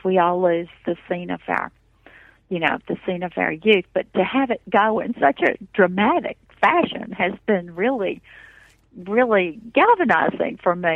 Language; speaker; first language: English; native; English